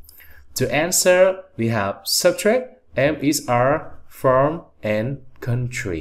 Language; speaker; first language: English; non-native, fluent; Vietnamese